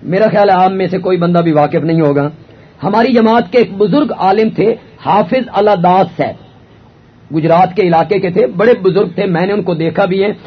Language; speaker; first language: Urdu; non-native, local second language; Punjabi